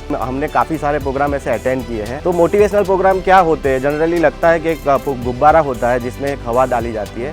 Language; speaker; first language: Hindi; non-native, local second language; Gujarati